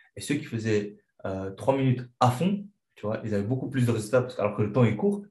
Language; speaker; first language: French; non-native, fluent; Chechen